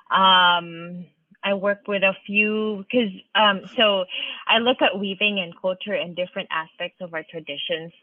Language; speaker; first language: English; non-native, local second language; Filipino